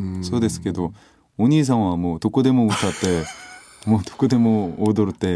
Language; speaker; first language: Japanese; non-native, learner; Korean